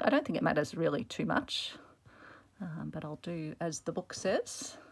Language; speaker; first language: English; native; English